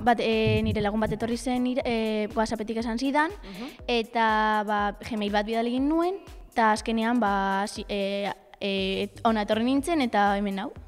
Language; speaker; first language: Basque; non-native, local second language; Spanish